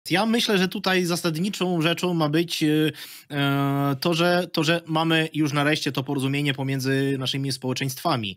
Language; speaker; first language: Polish; non-native, fluent; Ukrainian